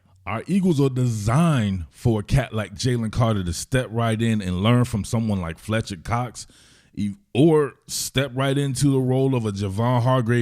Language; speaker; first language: English; native; English